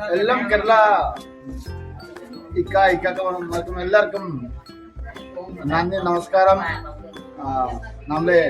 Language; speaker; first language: Malayalam; non-native, learner; Bangla